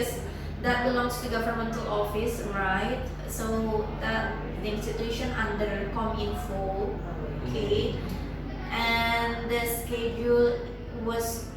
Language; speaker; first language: English; non-native, fluent; Indonesian